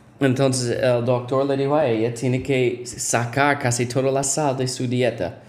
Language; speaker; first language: Spanish; non-native, fluent; English